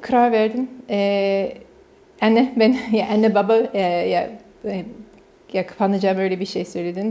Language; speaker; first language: Turkish; non-native, learner; English